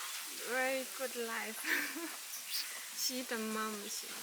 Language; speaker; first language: English; non-native, learner; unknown